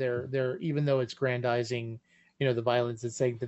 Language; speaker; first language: English; native; English